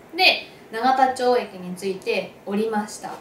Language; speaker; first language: Japanese; native; Japanese